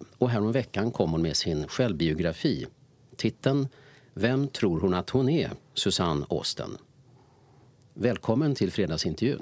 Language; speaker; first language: Swedish; native; Swedish